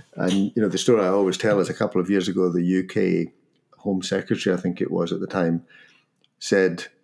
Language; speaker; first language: English; native; English